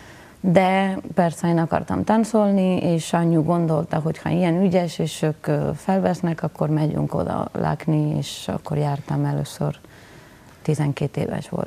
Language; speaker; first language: Hungarian; non-native, learner; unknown